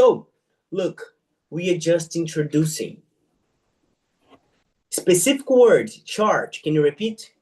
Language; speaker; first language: English; non-native, fluent; Portuguese